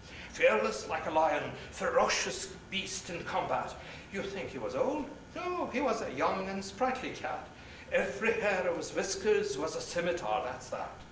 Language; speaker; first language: English; non-native, fluent; Turkish